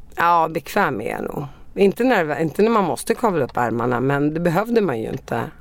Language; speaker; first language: Swedish; early bilingual, other home language; Arabic